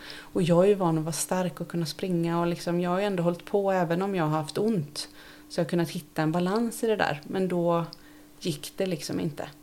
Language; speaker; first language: Swedish; native; Swedish